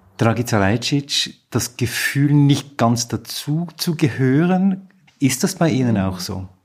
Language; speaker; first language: German; native; German